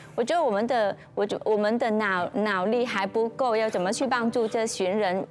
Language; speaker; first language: Chinese; non-native, fluent; Vietnamese